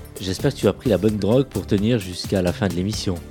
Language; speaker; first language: French; native; French